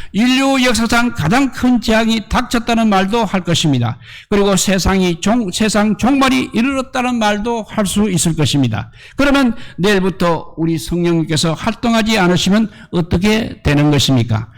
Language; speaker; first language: Korean; native; Korean